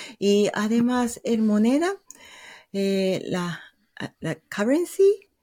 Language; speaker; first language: Spanish; non-native, fluent; Japanese